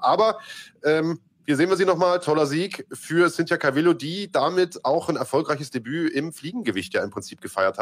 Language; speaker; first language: German; native; German